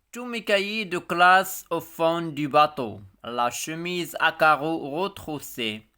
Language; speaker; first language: French; non-native, local second language; Arabic